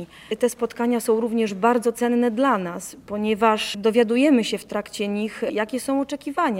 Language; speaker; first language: Polish; native; Polish